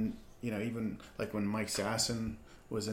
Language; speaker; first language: English; native; English